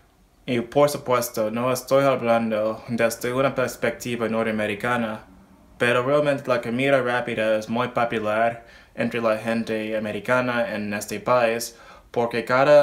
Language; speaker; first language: Spanish; non-native, learner; English